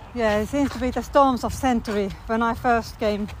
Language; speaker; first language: English; non-native, fluent; Finnish